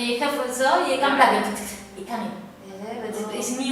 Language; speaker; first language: Dutch; non-native, learner; Spanish